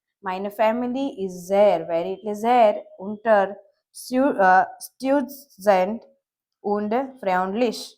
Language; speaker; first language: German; non-native, learner; Gujarati